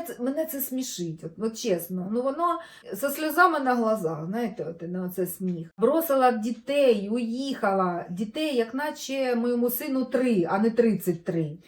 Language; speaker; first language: Ukrainian; non-native, local second language; Russian